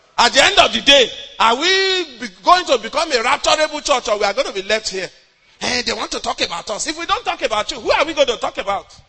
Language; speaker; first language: English; non-native, local second language; Yoruba